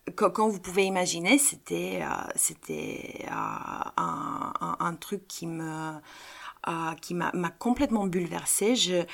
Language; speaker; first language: French; non-native, fluent; Bulgarian